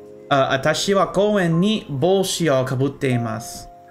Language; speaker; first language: Japanese; non-native, fluent; English